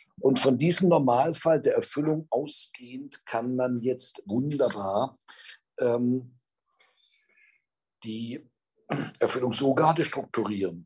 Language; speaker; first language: German; native; German